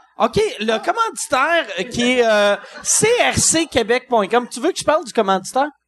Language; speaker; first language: French; native; French